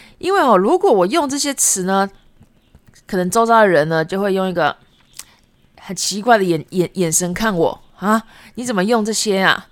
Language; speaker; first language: Chinese; native; Chinese